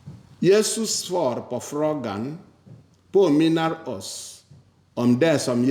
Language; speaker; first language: Swedish; non-native, fluent; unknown